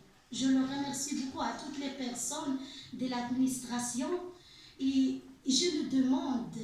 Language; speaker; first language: French; non-native, learner; Arabic